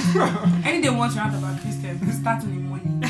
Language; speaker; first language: English; non-native, local second language; Igbo